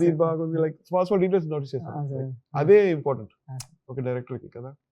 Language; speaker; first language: Telugu; non-native, learner; Tamil